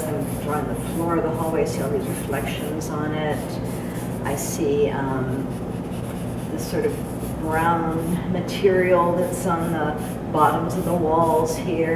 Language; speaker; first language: English; native; English